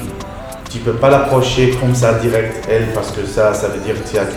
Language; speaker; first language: French; non-native, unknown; Arabic